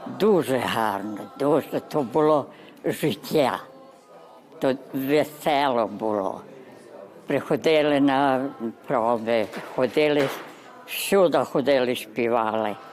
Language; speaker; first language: Ukrainian; early bilingual, heritage; Ukrainian